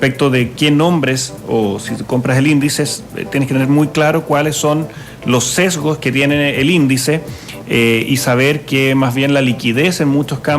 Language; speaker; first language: Spanish; native; Spanish